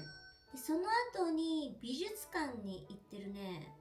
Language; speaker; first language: Japanese; native; Japanese